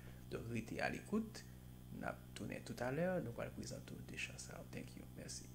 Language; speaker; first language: French; non-native, local second language; Haitian Creole